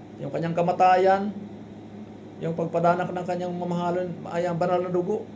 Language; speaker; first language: Filipino; non-native, local second language; Waray